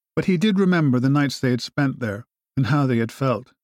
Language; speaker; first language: English; native; English